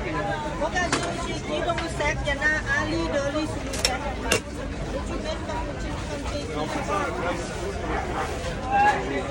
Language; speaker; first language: French; non-native, learner; Thai